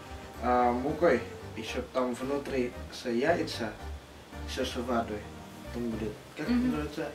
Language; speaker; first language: Russian; non-native, learner; Indonesian